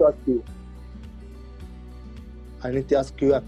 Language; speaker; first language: English; non-native, learner; Arabic